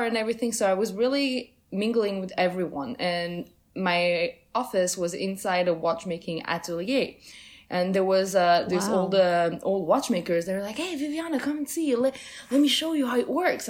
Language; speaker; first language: English; non-native, fluent; Portuguese